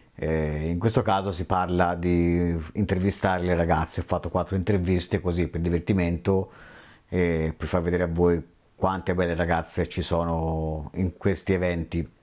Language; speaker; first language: Italian; native; Italian